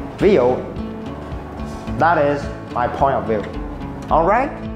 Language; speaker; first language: English; non-native, fluent; Vietnamese